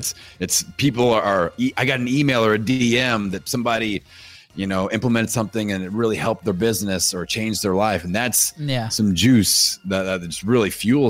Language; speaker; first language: English; native; English